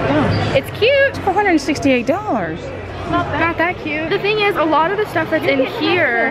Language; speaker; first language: English; native; English